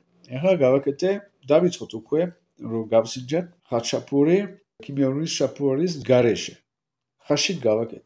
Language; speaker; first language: Georgian; non-native, learner; French